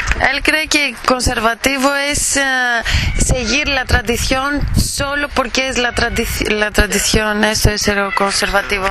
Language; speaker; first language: Spanish; non-native, fluent; Greek